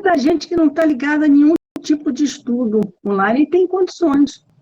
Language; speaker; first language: Portuguese; native; Portuguese